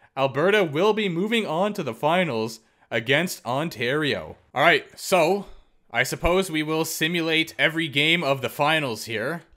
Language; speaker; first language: English; native; English